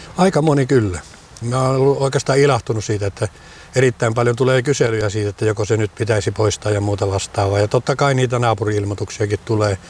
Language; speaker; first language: Finnish; native; Finnish